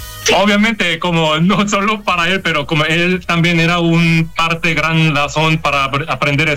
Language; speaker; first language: Spanish; non-native, fluent; Korean